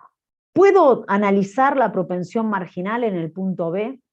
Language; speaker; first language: Spanish; native; Spanish